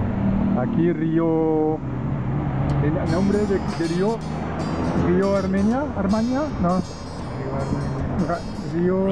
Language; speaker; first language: Spanish; non-native, learner; French